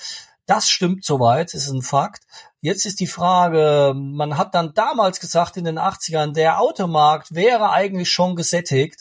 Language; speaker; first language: German; native; German